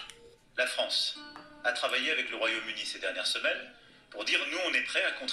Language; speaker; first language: French; native; French